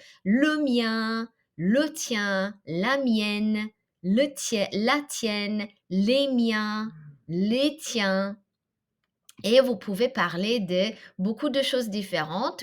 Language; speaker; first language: French; non-native, fluent; English